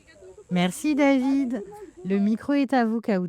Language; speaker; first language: French; native; French